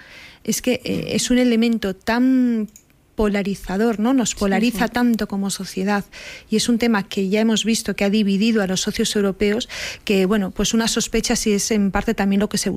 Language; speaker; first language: Spanish; native; Spanish